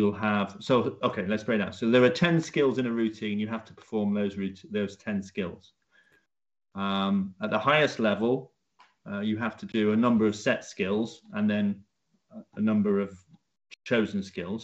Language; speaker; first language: English; native; English